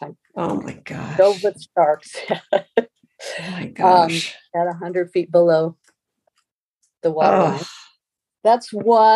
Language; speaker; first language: English; native; English